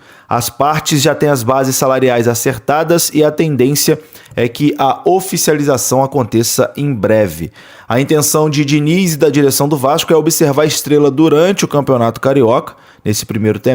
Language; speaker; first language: Portuguese; native; Portuguese